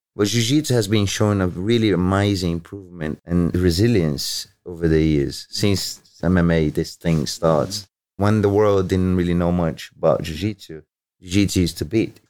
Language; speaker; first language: English; non-native, fluent; Portuguese